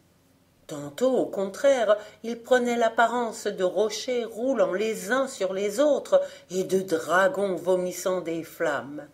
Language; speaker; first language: French; native; French